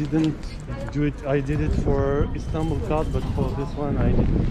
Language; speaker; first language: English; non-native, fluent; French